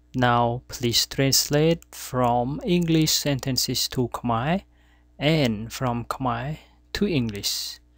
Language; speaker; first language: English; non-native, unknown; Khmer